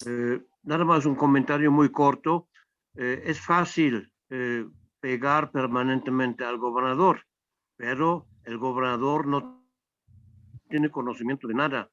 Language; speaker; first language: Spanish; non-native, fluent; German